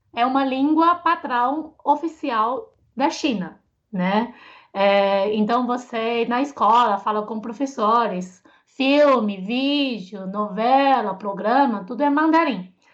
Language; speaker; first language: Portuguese; non-native, fluent; Chinese